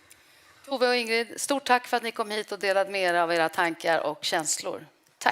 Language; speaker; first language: Swedish; native; Swedish